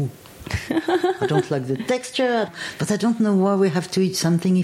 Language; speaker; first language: English; non-native, fluent; French